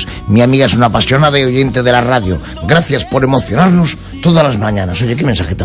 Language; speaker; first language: Spanish; native; Spanish